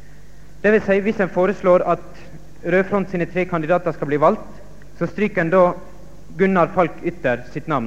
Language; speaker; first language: Norwegian; native; Norwegian